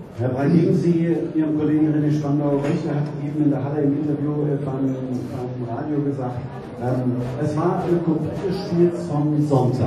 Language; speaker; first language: German; native; German